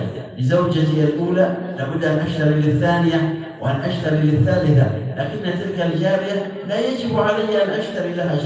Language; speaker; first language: Arabic; non-native, fluent; Indonesian